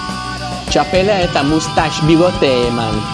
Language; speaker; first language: Basque; non-native, learner; English